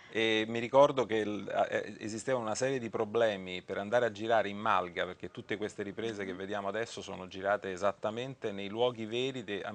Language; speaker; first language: Italian; native; Italian